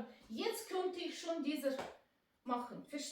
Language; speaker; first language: German; non-native, learner; Russian